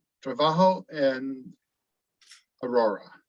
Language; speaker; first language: Spanish; non-native, learner; English